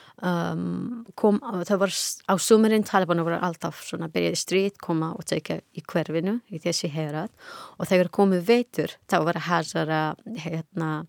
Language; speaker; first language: Icelandic; non-native, learner; Persian